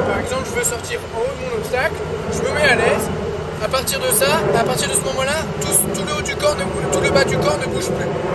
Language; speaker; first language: French; native; French